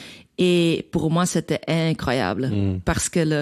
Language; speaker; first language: French; non-native, learner; Dutch